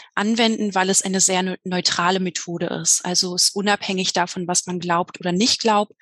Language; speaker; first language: German; native; German